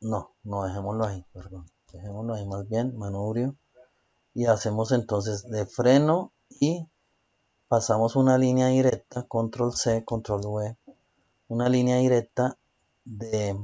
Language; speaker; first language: Spanish; native; Spanish